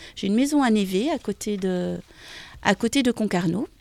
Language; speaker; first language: French; native; French